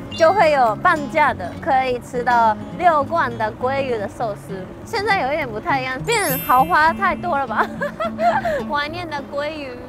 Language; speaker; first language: Chinese; non-native, fluent; Japanese